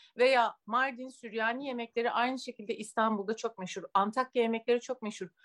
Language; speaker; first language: Turkish; native; Turkish